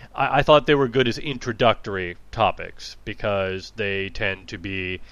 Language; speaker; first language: English; native; English